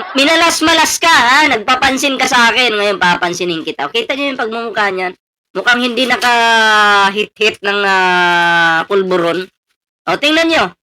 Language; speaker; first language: Filipino; non-native, local second language; Cebuano